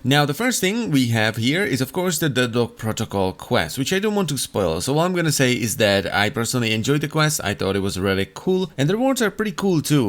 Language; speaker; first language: English; non-native, fluent; Czech